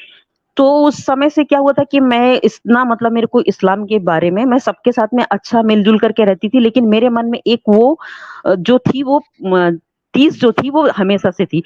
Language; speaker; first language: Hindi; native; Hindi